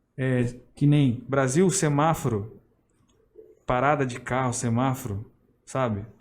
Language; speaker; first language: Portuguese; native; Portuguese